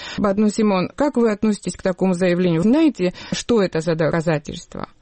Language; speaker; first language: Russian; non-native, local second language; Georgian